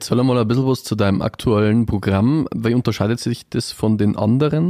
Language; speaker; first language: German; native; German